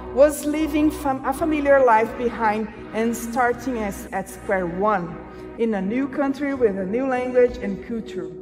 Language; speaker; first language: English; non-native, fluent; Portuguese